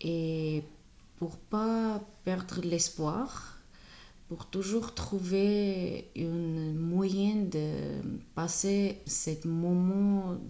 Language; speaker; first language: French; non-native, fluent; Armenian